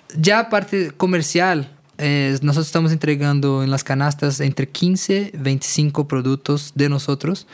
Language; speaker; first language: Spanish; non-native, fluent; Portuguese